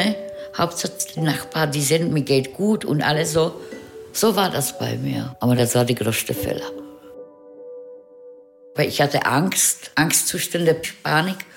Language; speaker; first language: German; non-native, fluent; Czech